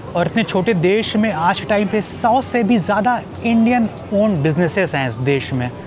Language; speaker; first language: Hindi; native; Hindi